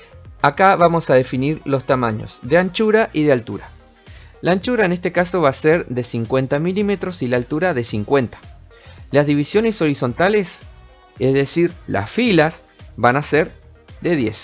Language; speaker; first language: Spanish; native; Spanish